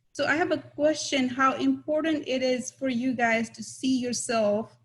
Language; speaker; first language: English; non-native, local second language; Punjabi